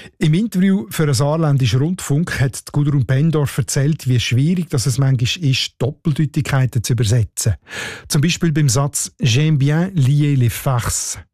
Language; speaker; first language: German; native; German